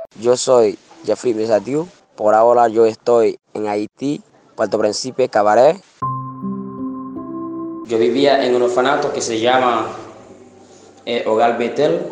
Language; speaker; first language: Spanish; non-native, learner; Haitian Creole